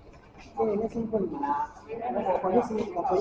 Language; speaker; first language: Chinese; native; Chinese